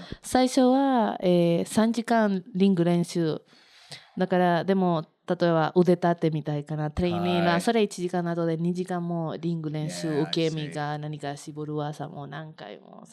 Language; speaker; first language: Japanese; non-native, learner; Spanish